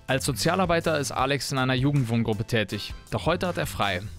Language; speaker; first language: German; native; German